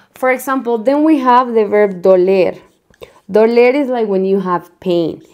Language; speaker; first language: English; non-native, fluent; Spanish